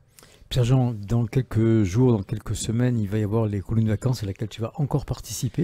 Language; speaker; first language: French; native; French